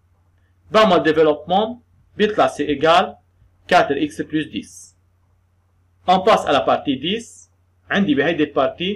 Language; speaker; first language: French; non-native, local second language; Arabic